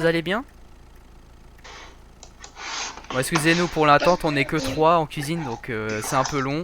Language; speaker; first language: French; native; French